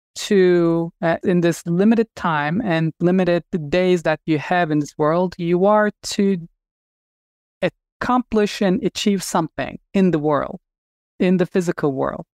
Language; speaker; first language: English; non-native, fluent; Turkish